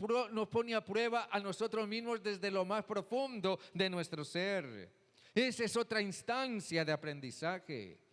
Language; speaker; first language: Spanish; native; Spanish